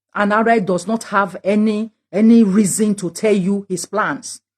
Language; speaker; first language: English; non-native, local second language; Yoruba